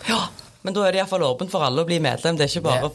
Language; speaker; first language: Norwegian; native; Norwegian